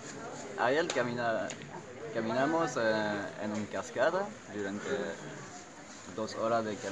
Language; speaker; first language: Spanish; non-native, learner; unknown